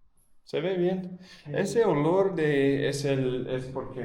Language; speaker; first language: Spanish; non-native, fluent; English